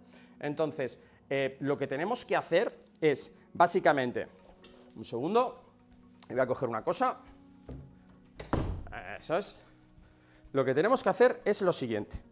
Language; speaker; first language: Spanish; native; Spanish